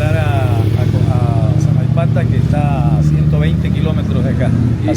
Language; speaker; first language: Spanish; native; Spanish